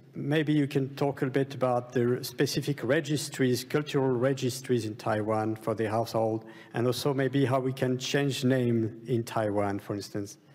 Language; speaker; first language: English; non-native, fluent; French